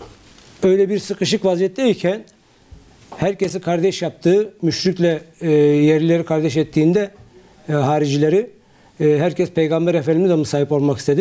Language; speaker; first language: Turkish; native; Turkish